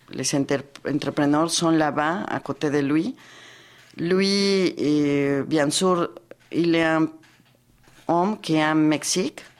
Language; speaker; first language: French; non-native, fluent; Spanish